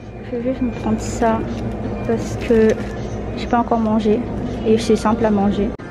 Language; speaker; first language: French; native; French